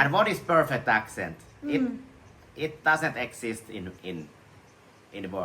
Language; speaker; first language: English; non-native, learner; Finnish